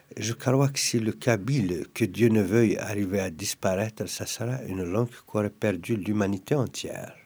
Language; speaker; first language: French; non-native, local second language; Kabyle